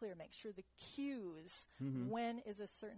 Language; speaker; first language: English; early bilingual, other home language; German